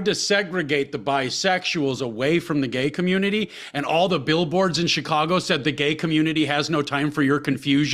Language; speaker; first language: English; native; English